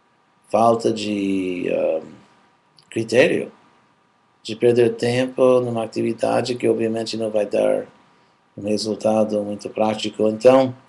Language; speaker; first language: Portuguese; non-native, fluent; English